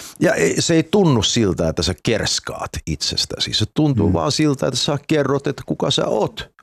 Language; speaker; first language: Finnish; early bilingual, heritage; Finnish